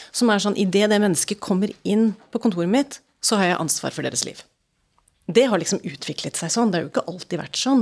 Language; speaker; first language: Norwegian; early bilingual, other home language; English